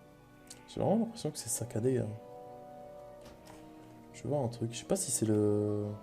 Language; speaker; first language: French; native; French